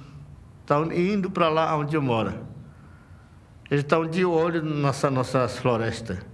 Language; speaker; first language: Portuguese; non-native, local second language; Yanomámi